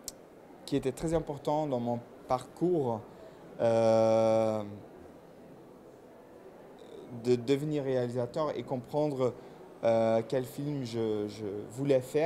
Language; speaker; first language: French; non-native, local second language; Dutch